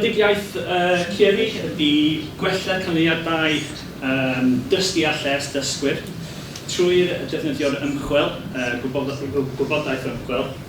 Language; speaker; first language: Welsh; non-native, learner; English